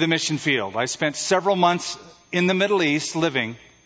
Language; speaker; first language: English; native; English